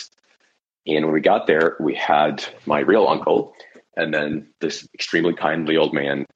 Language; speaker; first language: English; non-native, fluent; Russian